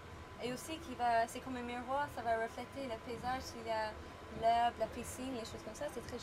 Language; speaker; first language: French; non-native, learner; English